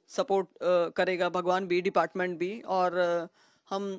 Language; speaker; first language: Hindi; native; Hindi